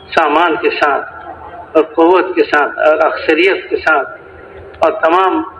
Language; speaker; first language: Urdu; non-native, local second language; Pashto